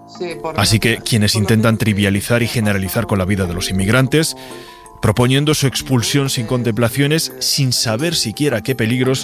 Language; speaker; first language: Spanish; native; Spanish